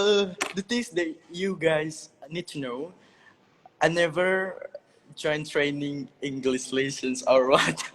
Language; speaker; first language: English; non-native, learner; Indonesian